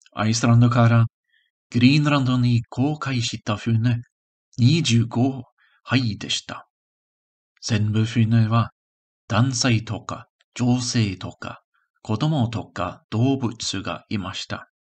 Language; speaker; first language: Japanese; non-native, learner; English